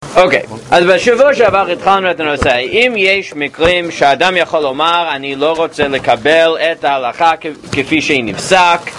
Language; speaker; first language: Hebrew; non-native, fluent; English